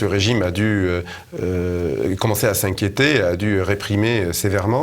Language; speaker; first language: French; native; French